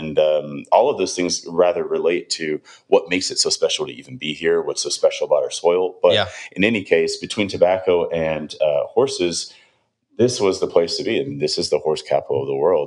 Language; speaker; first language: English; native; English